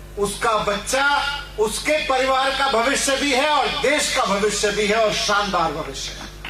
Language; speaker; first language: Hindi; native; Hindi